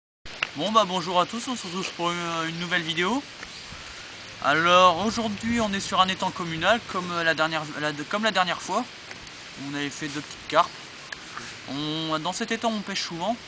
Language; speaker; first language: French; native; French